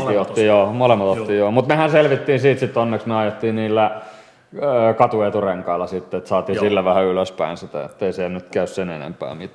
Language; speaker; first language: Finnish; native; Finnish